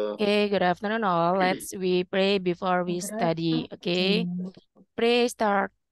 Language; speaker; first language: English; non-native, learner; Indonesian